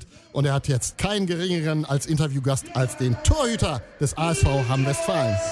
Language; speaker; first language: German; native; German